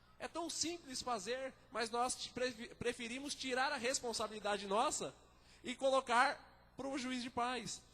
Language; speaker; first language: Portuguese; native; Portuguese